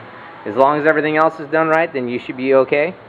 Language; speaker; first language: English; native; English